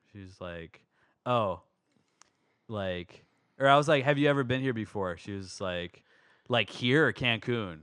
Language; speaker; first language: English; native; English